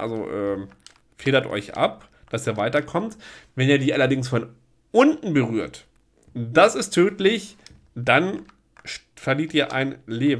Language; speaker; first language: German; native; German